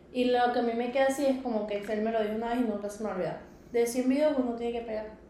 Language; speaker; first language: Spanish; early bilingual, heritage; Spanish